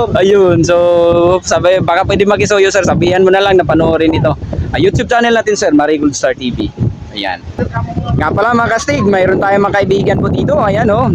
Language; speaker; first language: Filipino; non-native, local second language; Cebuano